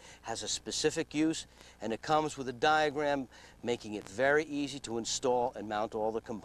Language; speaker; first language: English; native; English